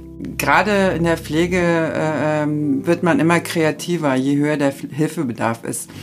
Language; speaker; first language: German; native; German